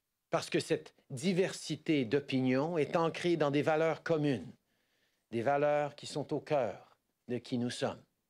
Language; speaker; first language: French; native; French